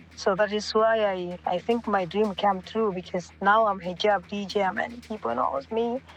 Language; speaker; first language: English; non-native, local second language; Swahili